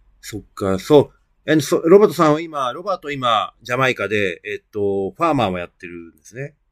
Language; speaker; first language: Japanese; native; Japanese